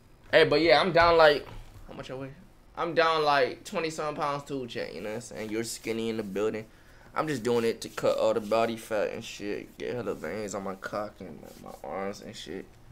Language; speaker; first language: English; native; English